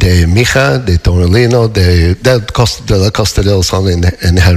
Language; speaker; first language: Spanish; non-native, fluent; English